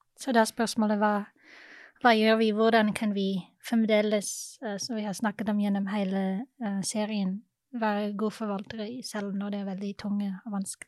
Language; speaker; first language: Norwegian; non-native, fluent; English